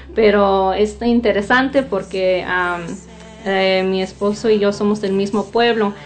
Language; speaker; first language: Spanish; native; Spanish